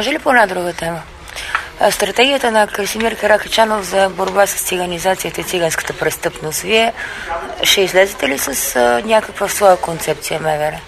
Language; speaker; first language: Bulgarian; native; Bulgarian